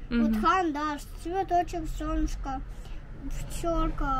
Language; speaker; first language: Russian; early bilingual, heritage; Russian